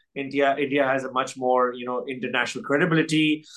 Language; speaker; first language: English; non-native, local second language; Urdu